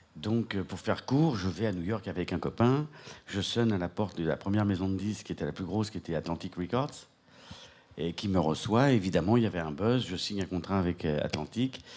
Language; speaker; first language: French; native; French